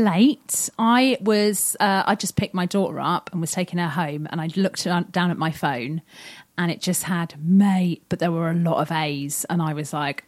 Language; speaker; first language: English; native; English